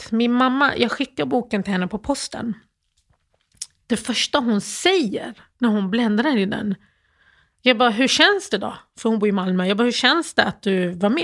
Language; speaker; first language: Swedish; early bilingual, other home language; Arabic